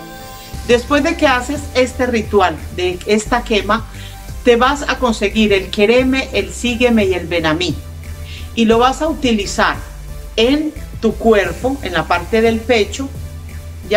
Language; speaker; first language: Spanish; native; Spanish